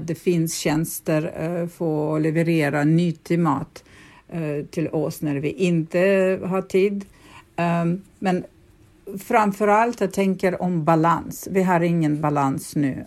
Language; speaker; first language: Swedish; non-native, fluent; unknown